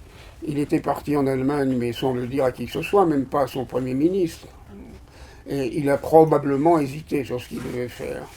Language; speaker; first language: French; native; French